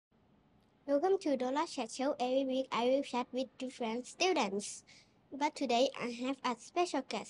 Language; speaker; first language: English; non-native, learner; Thai